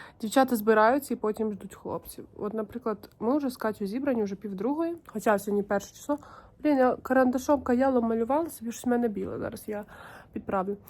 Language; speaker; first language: Ukrainian; native; Ukrainian